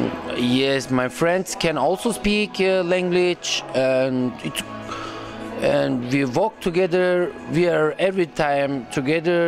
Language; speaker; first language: English; non-native, learner; Turkish